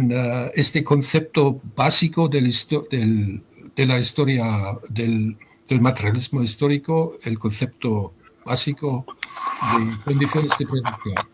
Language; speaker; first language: Spanish; non-native, fluent; German